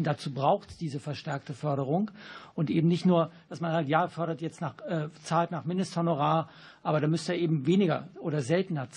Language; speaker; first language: German; native; German